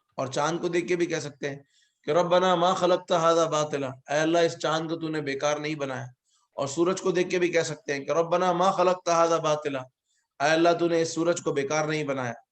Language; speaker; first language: Urdu; native; Urdu